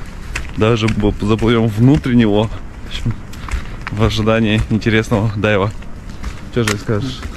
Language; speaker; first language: Russian; native; Russian